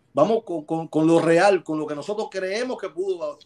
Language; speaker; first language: Spanish; native; Spanish